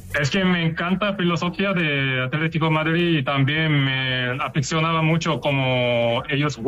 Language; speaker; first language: Spanish; non-native, fluent; Korean